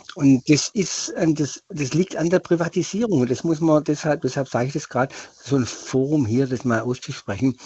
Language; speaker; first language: German; native; German